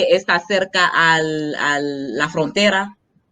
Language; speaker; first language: Spanish; non-native, fluent; English